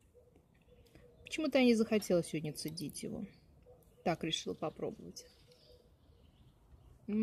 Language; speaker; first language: Russian; native; Russian